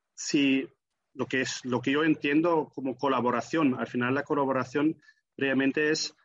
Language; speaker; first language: Spanish; non-native, fluent; German